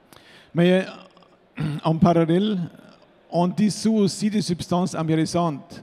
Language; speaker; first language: French; non-native, fluent; German